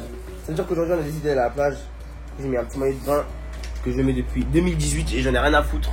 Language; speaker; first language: French; native; French